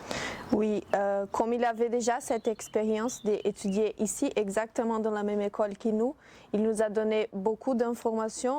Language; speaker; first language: French; non-native, fluent; Portuguese